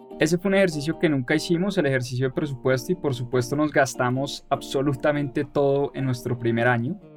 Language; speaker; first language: Spanish; native; Spanish